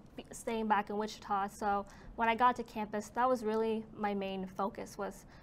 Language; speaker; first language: English; native; English